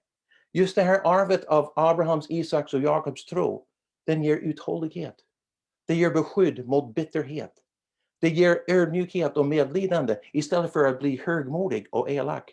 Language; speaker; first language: Swedish; non-native, fluent; English